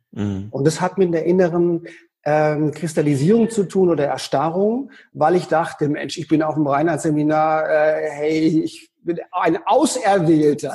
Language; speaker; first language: German; native; German